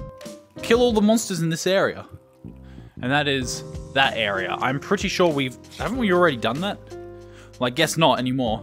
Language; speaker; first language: English; native; English